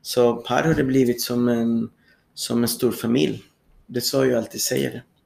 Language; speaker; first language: Swedish; non-native, fluent; Spanish